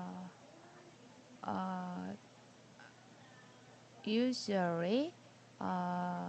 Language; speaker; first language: English; non-native, learner; Korean